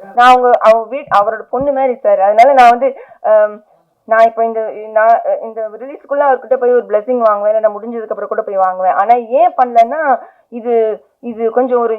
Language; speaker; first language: Tamil; early bilingual, heritage; Tamil